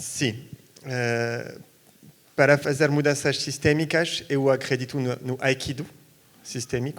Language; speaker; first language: Portuguese; non-native, fluent; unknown